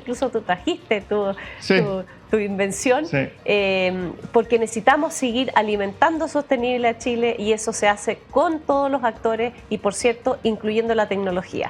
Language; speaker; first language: Spanish; native; Spanish